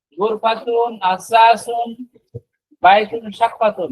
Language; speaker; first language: Arabic; non-native, fluent; Bangla